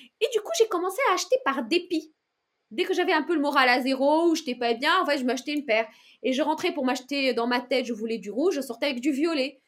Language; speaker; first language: French; non-native, local second language; Arabic